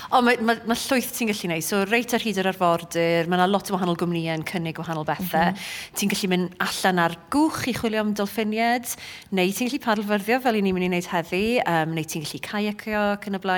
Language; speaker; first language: Welsh; native; Welsh